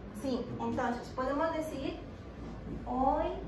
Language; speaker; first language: Spanish; non-native, fluent; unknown